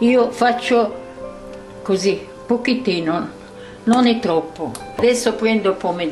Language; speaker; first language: Italian; non-native, learner; Arabic